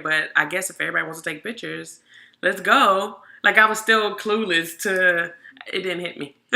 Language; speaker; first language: English; native; English